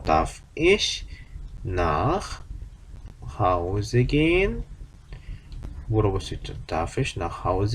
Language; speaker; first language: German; non-native, fluent; Korean